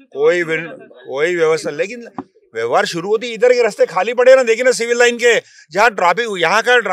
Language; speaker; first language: Hindi; non-native, local second language; Marathi